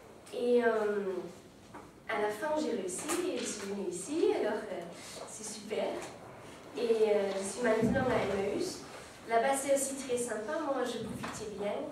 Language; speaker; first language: French; non-native, learner; German